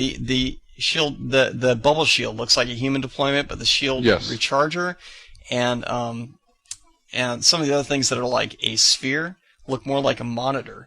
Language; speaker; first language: English; native; English